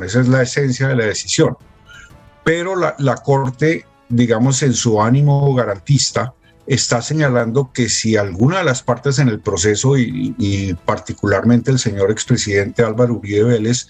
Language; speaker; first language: Spanish; native; Spanish